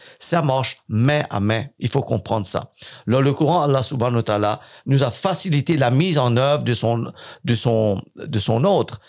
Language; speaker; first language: French; non-native, fluent; English